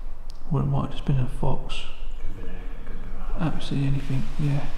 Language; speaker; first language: English; native; English